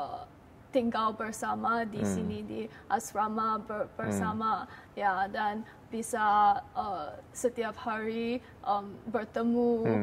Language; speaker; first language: Indonesian; non-native, learner; Chinese